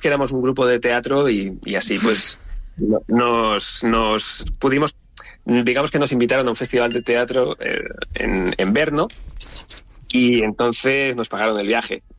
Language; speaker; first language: Spanish; native; Spanish